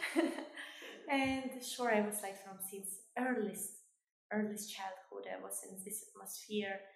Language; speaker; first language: English; non-native, fluent; Albanian